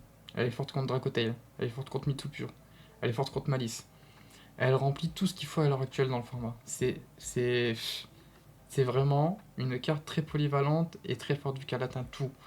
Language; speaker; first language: French; native; French